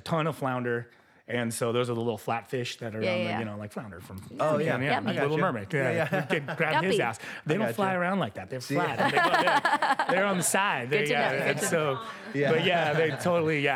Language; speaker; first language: English; early bilingual, other home language; Spanish